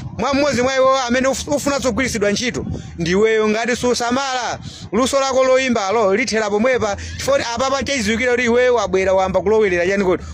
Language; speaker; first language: Nyanja; native; Nyanja